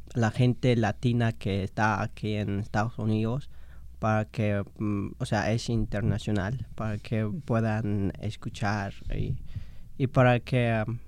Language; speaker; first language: Spanish; non-native, local second language; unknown